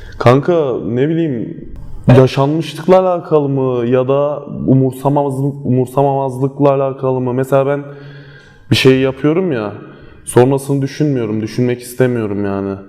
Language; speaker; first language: Turkish; native; Turkish